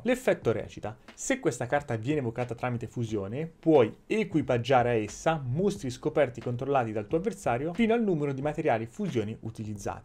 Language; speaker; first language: Italian; native; Italian